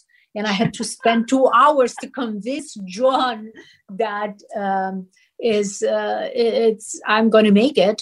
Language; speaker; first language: English; non-native, fluent; Romanian